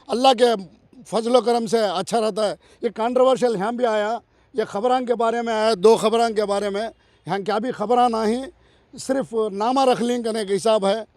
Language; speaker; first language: Hindi; non-native, local second language; Urdu